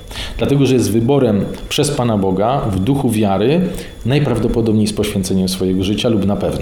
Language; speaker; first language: Polish; native; Polish